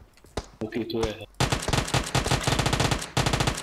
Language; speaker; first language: Arabic; native; Arabic